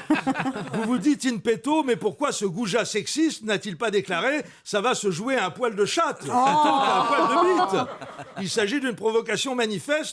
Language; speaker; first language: French; native; French